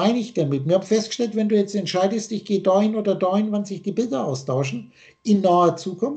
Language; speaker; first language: German; native; German